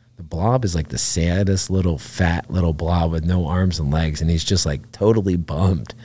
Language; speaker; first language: English; native; English